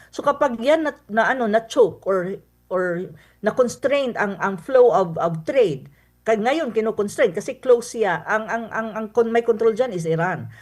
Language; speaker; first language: Filipino; non-native, local second language; Cebuano